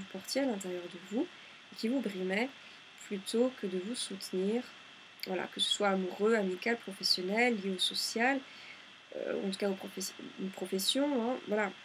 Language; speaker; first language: French; native; French